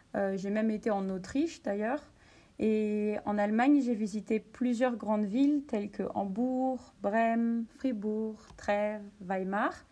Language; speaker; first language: French; native; French